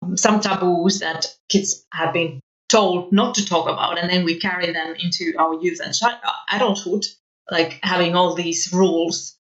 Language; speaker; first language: English; non-native, fluent; Finnish